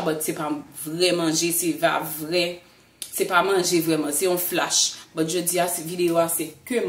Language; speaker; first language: French; non-native, learner; Haitian Creole